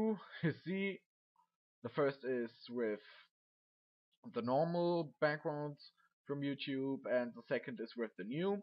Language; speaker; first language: English; non-native, learner; German